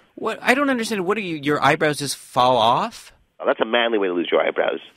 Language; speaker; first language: English; native; English